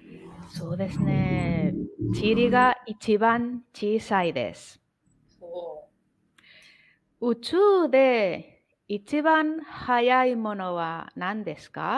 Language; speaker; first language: Japanese; non-native, fluent; Spanish